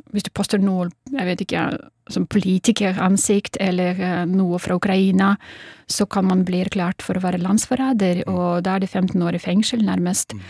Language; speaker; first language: Norwegian; non-native, fluent; Russian